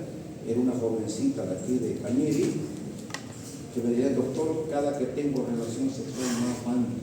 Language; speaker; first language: Spanish; native; Spanish